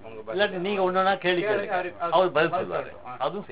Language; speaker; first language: Tamil; native; Tamil